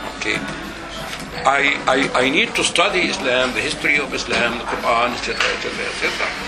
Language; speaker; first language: English; non-native, fluent; Arabic